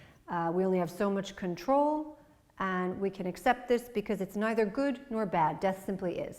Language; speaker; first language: English; native; English